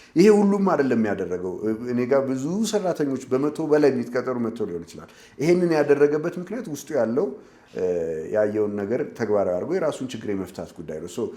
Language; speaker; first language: Amharic; native; Amharic